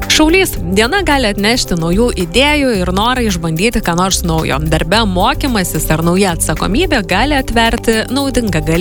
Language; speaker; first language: Lithuanian; native; Lithuanian